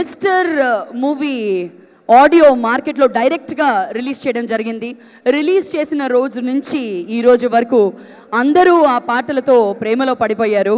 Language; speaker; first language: Telugu; native; Telugu